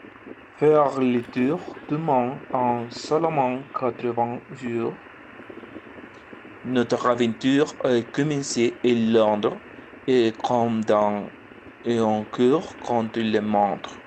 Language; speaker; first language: French; non-native, learner; Spanish